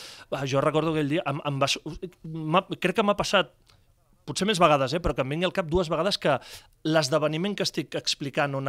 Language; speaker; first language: Catalan; native; Catalan